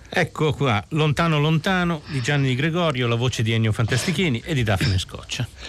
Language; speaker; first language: Italian; native; Italian